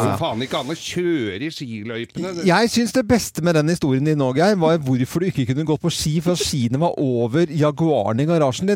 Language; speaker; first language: Norwegian; native; Norwegian